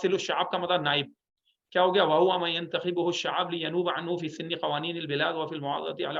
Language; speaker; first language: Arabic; non-native, fluent; Urdu